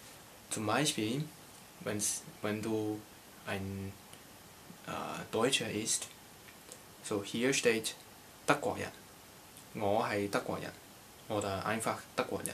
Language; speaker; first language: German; non-native, learner; Cantonese